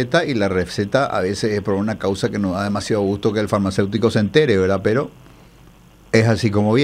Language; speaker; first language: Spanish; native; Spanish